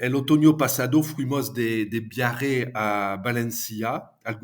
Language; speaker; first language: Spanish; non-native, fluent; French